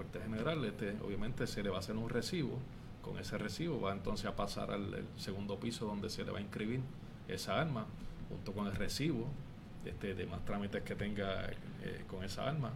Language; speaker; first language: Spanish; native; Spanish